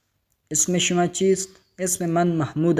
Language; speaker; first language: Persian; non-native, fluent; Urdu